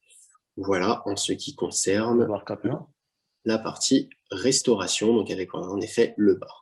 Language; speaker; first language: French; native; French